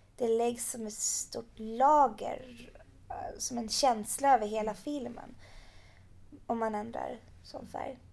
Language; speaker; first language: Swedish; early bilingual, other home language; Persian